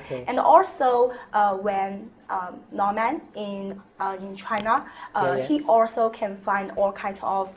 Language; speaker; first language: English; non-native, learner; Chinese